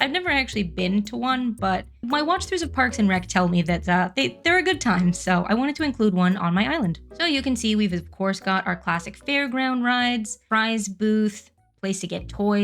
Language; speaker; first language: English; native; English